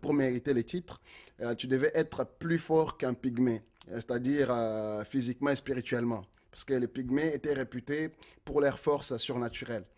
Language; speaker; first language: French; non-native, local second language; Lingala